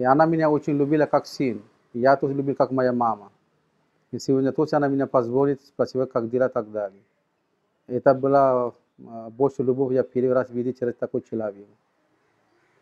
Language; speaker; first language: Russian; non-native, learner; Sinhala